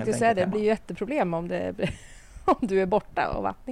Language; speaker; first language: Swedish; native; Swedish